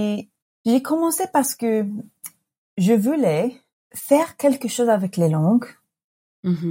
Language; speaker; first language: French; non-native, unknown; English